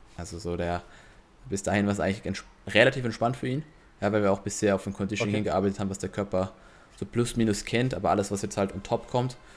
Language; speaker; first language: German; native; German